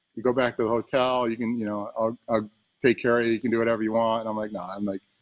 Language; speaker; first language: English; native; English